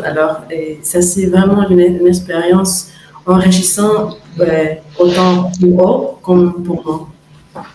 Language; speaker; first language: French; non-native, fluent; Spanish